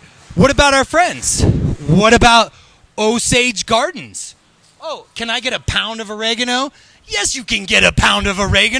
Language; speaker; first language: English; native; English